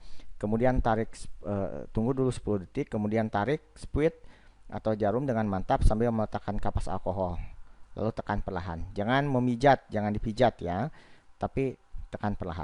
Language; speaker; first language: Indonesian; native; Indonesian